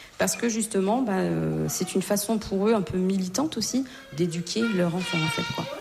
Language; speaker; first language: French; native; French